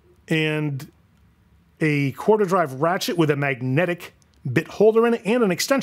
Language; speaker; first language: English; native; English